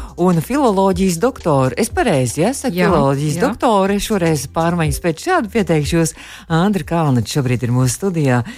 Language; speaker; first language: Latvian; native; Latvian